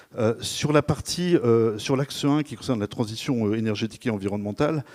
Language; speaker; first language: French; native; French